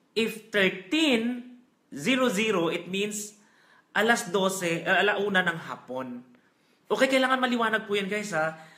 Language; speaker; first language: Filipino; non-native, local second language; Hiligaynon